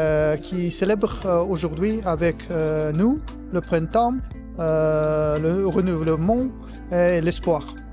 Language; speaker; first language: French; non-native, fluent; Kazakh